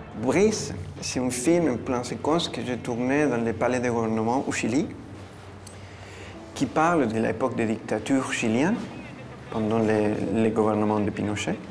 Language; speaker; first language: French; non-native, fluent; Spanish